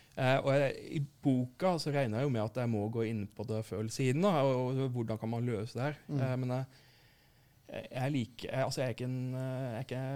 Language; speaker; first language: Norwegian; native; Norwegian